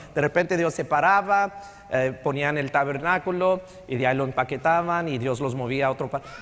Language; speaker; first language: Spanish; native; Spanish